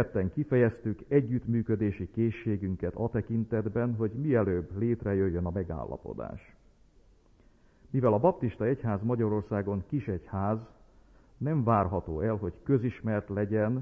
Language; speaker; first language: Hungarian; native; Hungarian